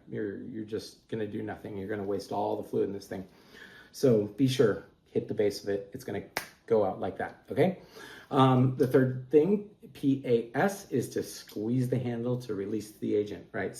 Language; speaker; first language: English; native; English